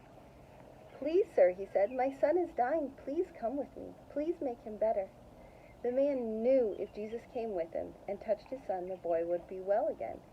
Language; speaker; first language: English; native; English